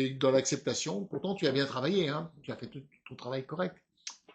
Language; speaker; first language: French; native; French